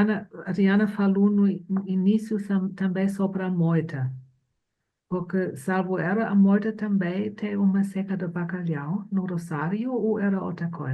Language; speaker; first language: Portuguese; non-native, fluent; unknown